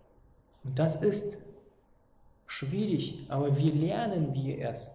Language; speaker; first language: German; non-native, fluent; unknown